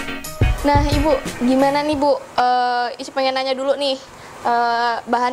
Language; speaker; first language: Indonesian; native; Indonesian